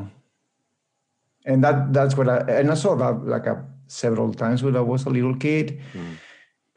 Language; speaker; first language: English; non-native, fluent; Spanish